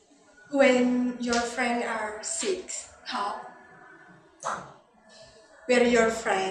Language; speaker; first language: English; non-native, learner; Indonesian